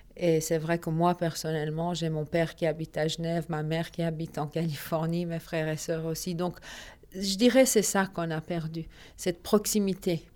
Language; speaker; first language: French; early bilingual, other home language; Persian